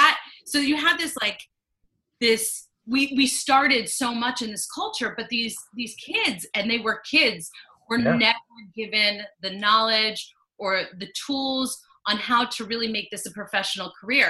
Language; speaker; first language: English; native; English